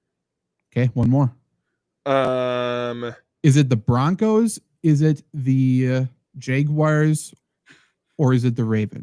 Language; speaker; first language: English; native; English